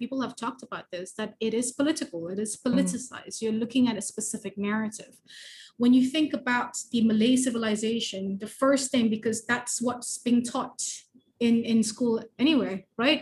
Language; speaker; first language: English; native; English